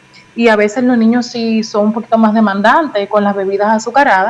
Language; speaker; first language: Spanish; native; Spanish